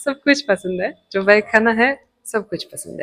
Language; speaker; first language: Hindi; non-native, fluent; Italian